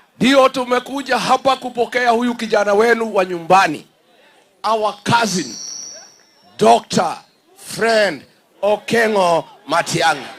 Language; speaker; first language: Swahili; non-native, local second language; Kikuyu